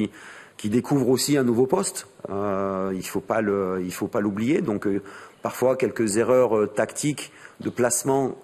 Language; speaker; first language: French; native; French